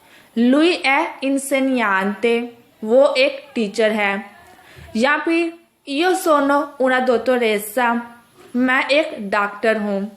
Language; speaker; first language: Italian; non-native, fluent; Urdu